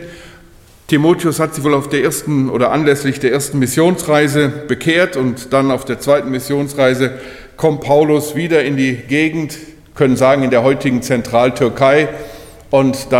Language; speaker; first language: German; native; German